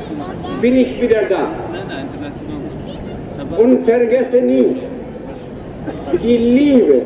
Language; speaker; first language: German; non-native, fluent; Persian